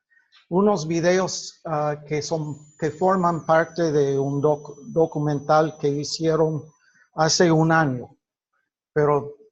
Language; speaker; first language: Spanish; non-native, fluent; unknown